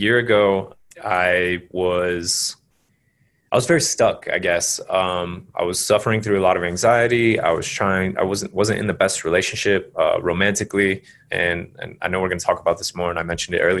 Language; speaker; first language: English; native; English